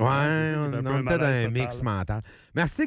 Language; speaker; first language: French; native; French